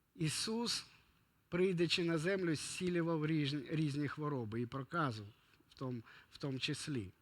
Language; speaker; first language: Ukrainian; non-native, local second language; Russian